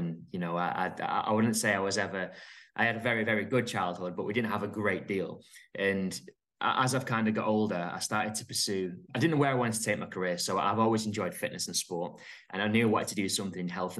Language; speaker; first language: English; native; English